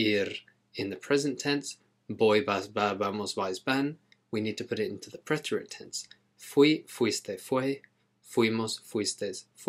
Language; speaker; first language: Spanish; non-native, fluent; English